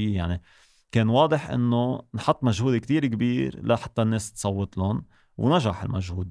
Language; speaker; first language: Arabic; native; Arabic